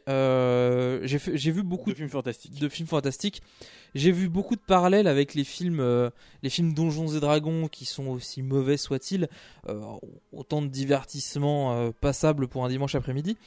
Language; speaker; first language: French; native; French